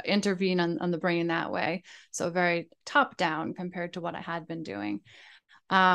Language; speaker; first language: English; native; English